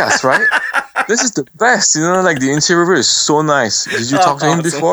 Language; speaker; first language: English; non-native, fluent; French